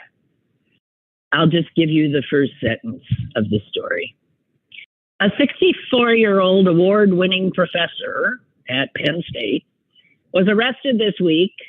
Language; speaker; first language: English; native; English